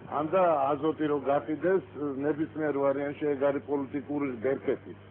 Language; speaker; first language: Georgian; non-native, local second language; Armenian